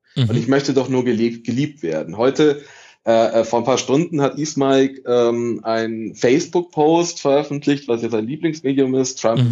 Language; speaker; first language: German; early bilingual, other home language; Italian